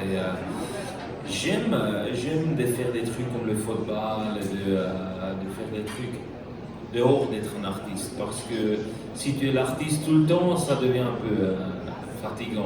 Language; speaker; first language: French; non-native, local second language; German